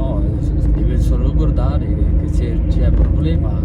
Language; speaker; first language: Italian; non-native, learner; Punjabi